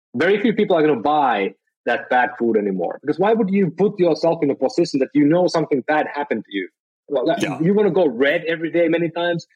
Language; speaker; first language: English; non-native, fluent; Finnish